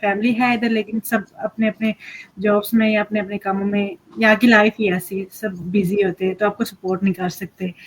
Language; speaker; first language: Urdu; early bilingual, heritage; Hindi